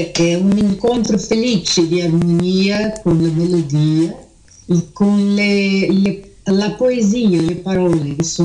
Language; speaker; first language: Italian; early bilingual, heritage; Portuguese